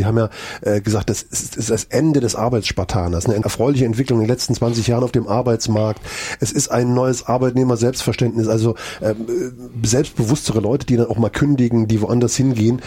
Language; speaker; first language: German; native; German